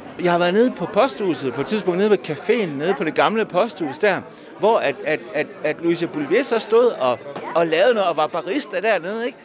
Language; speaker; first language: Danish; native; Danish